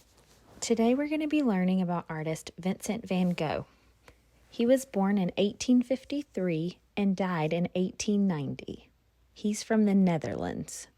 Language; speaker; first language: English; native; English